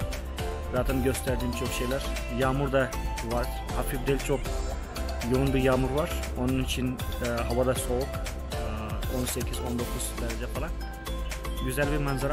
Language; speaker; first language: Turkish; non-native, fluent; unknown